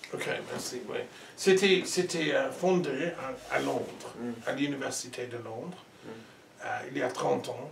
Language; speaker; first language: French; non-native, learner; English